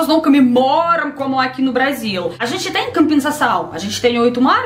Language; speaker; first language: Portuguese; non-native, learner; Russian